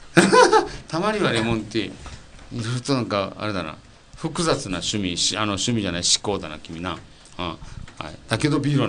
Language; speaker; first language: Japanese; native; Japanese